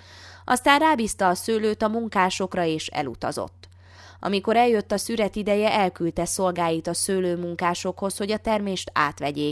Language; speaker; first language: Hungarian; native; Hungarian